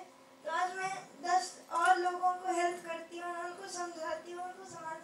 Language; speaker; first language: Hindi; non-native, local second language; Kannada